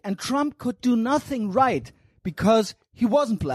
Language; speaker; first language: English; non-native, fluent; German